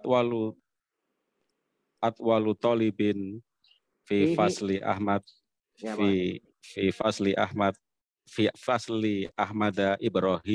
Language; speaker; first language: Arabic; non-native, learner; Indonesian